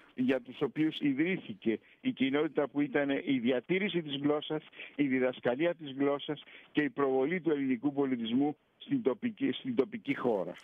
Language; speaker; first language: Greek; early bilingual, heritage; Greek